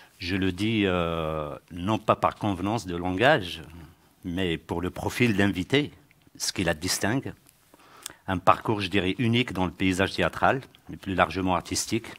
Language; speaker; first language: French; native; French